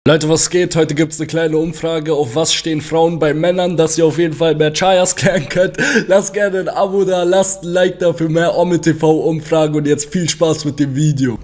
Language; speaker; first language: German; early bilingual, other home language; Portuguese